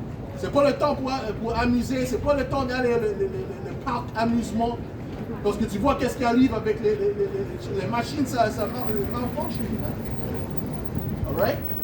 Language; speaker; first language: French; non-native, learner; English